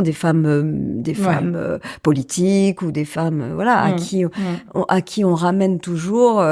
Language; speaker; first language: French; native; French